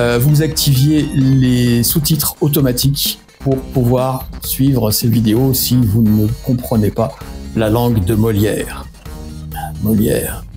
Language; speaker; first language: French; native; French